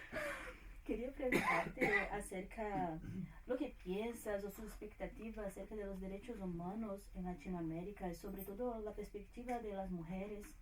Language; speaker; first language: Spanish; non-native, fluent; Portuguese